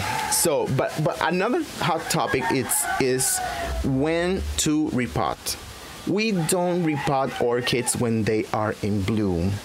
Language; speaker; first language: English; non-native, fluent; Spanish